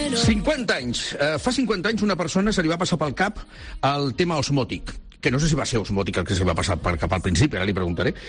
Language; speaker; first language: Catalan; non-native, local second language; Spanish